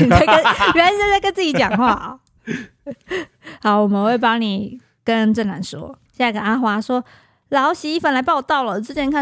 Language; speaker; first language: Chinese; native; Chinese